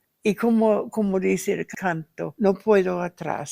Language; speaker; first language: Spanish; non-native, fluent; English